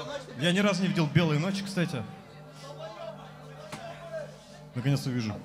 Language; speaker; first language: Russian; native; Russian